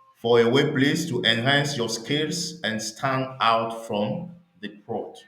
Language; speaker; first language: English; non-native, local second language; French